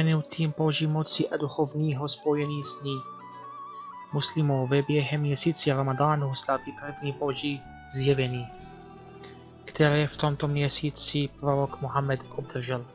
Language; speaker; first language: Czech; non-native, learner; Arabic